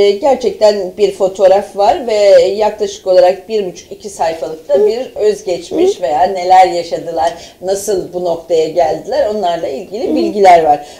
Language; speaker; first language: Turkish; native; Turkish